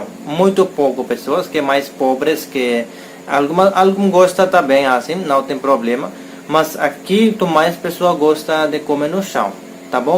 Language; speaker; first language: Portuguese; non-native, learner; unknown